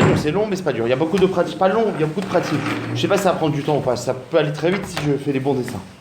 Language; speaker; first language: French; native; French